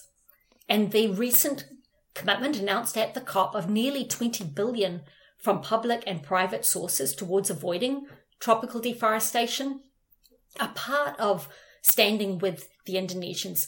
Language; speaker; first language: English; native; English